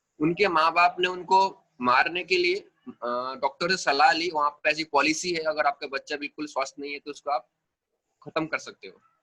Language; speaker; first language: Hindi; native; Hindi